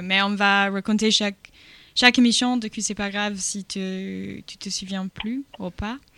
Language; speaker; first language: French; non-native, learner; English